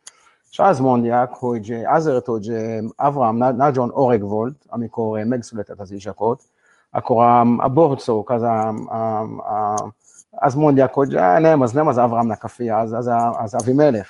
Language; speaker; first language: Hungarian; non-native, learner; Hebrew